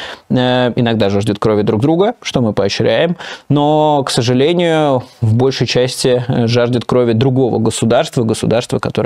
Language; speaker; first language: Russian; native; Russian